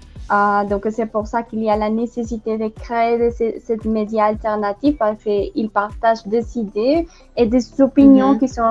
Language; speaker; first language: French; non-native, fluent; Spanish